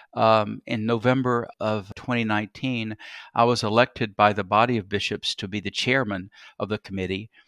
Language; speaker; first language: English; native; English